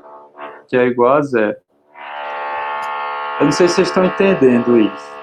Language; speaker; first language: Portuguese; native; Portuguese